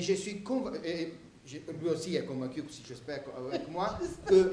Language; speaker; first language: French; native; French